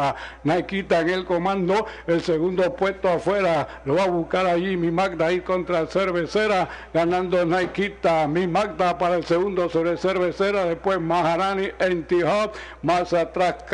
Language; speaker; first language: Spanish; native; Spanish